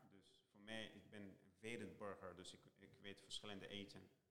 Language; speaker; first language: Dutch; non-native, learner; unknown